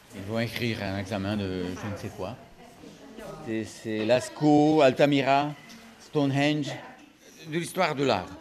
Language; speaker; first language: French; non-native, fluent; Hungarian